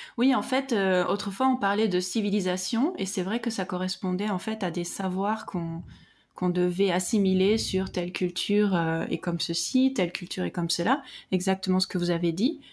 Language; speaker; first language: French; native; French